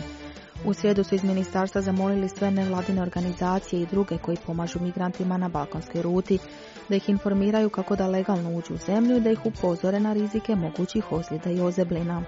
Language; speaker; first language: Croatian; native; Croatian